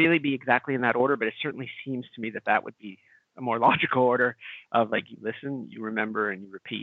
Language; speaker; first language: English; native; English